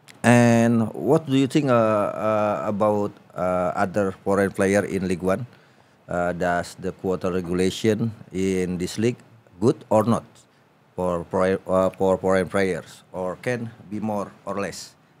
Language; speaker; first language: English; non-native, learner; Indonesian